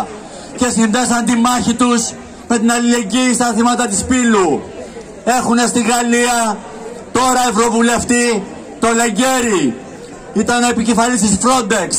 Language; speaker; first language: Greek; native; Greek